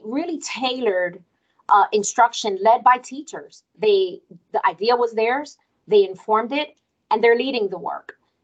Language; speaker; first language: English; early bilingual, other home language; Spanish